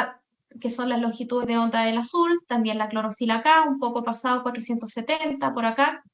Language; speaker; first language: Spanish; native; Spanish